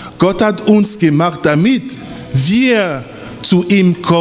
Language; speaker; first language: German; non-native, fluent; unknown